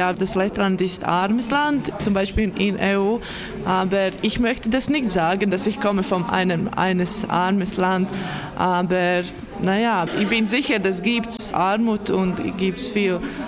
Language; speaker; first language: German; non-native, learner; Latvian